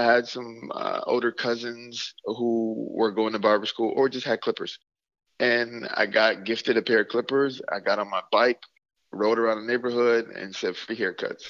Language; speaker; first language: English; native; English